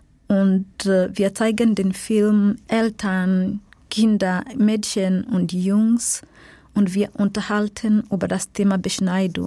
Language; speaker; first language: German; non-native, learner; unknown